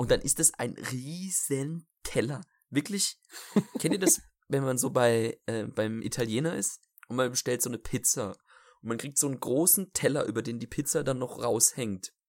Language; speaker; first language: German; native; German